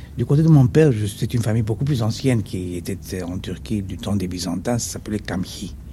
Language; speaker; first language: French; non-native, fluent; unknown